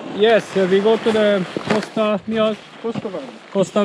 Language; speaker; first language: English; non-native, learner; German